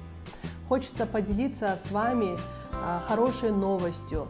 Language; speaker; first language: Russian; non-native, local second language; Kyrgyz